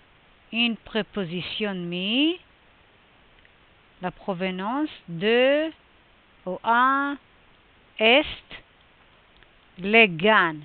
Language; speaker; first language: French; non-native, fluent; Hebrew